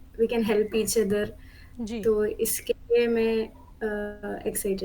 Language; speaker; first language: Hindi; non-native, local second language; Malayalam